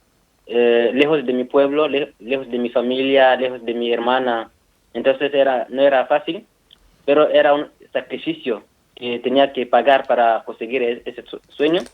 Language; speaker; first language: Spanish; non-native, fluent; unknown